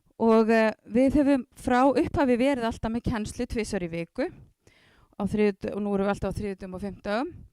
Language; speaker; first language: Icelandic; native; Icelandic